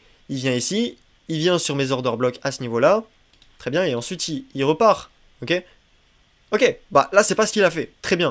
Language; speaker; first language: French; native; French